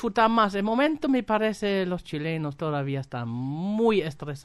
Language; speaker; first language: Spanish; non-native, fluent; German